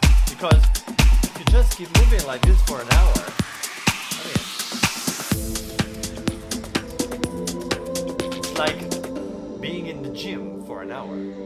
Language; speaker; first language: English; non-native, fluent; Italian